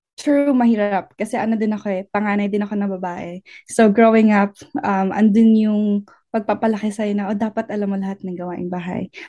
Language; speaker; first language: Filipino; native; Filipino